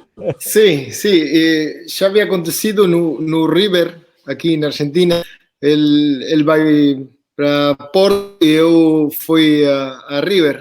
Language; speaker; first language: Portuguese; non-native, fluent; Spanish